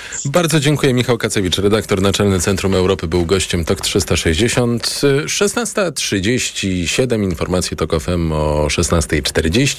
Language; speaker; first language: Polish; native; Polish